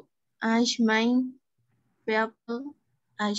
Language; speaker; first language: English; non-native, learner; Spanish